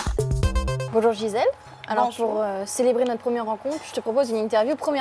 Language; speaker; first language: French; native; French